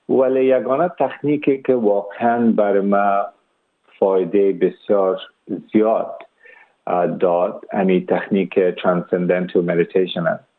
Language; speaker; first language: Persian; early bilingual, heritage; Persian